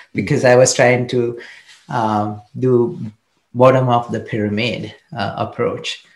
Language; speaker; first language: English; non-native, local second language; Sinhala